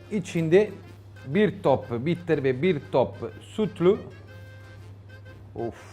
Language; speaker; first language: Turkish; non-native, learner; Italian